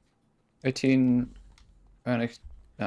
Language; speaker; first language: Welsh; non-native, local second language; English